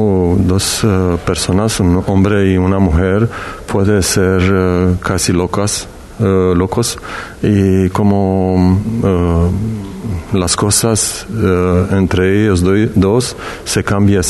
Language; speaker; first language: Spanish; non-native, learner; Romanian